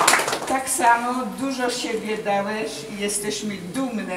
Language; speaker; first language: Polish; early bilingual, heritage; Polish